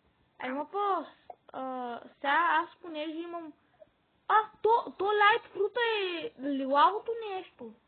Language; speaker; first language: Bulgarian; native; Bulgarian